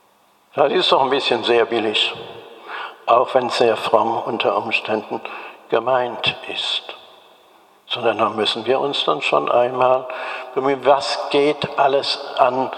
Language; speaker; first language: German; native; German